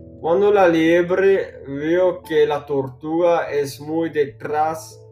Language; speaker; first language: Spanish; non-native, learner; English